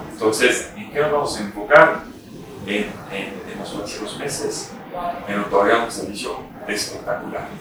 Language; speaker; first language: Spanish; non-native, fluent; French